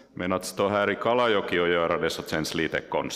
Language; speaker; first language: Swedish; non-native, local second language; Finnish